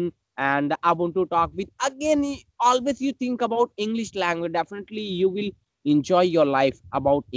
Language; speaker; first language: English; non-native, learner; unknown